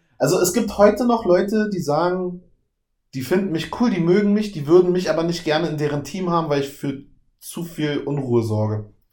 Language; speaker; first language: German; native; German